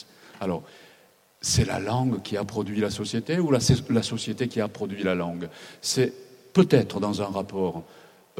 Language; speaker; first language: French; non-native, fluent; Japanese